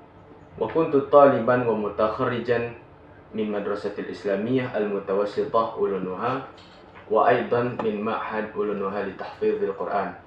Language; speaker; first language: Arabic; non-native, fluent; Indonesian